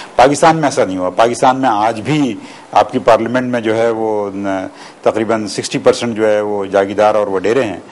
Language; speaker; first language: Urdu; native; Urdu